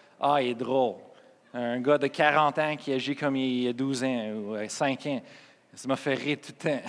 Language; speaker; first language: French; non-native, fluent; English